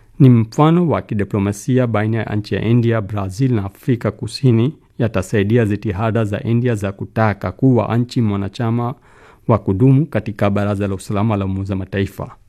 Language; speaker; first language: Swahili; non-native, fluent; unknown